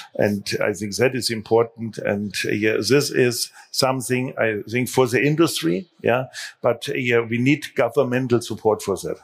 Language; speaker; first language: English; non-native, fluent; German